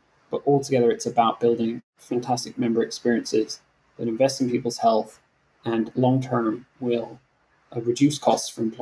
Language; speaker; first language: English; native; English